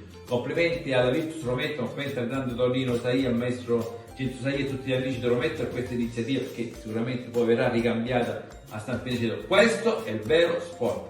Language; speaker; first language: Italian; native; Italian